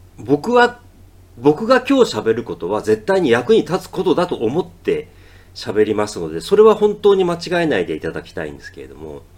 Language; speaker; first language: Japanese; native; Japanese